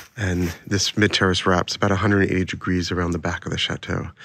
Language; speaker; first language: English; native; English